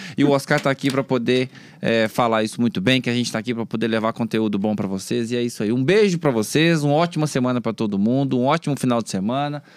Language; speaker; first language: Portuguese; native; Portuguese